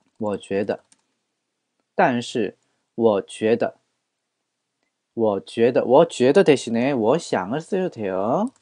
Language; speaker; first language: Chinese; non-native, fluent; Korean